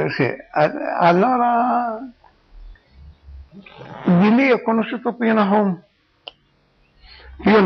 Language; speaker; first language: Italian; non-native, local second language; Arabic